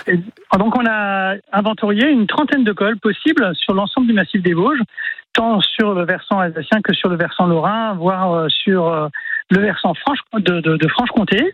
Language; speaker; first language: French; native; French